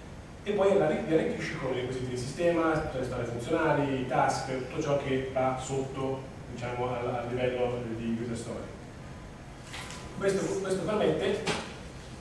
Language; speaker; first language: Italian; native; Italian